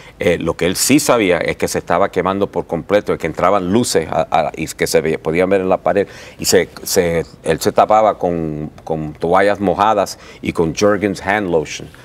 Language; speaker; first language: Spanish; early bilingual, heritage; Spanish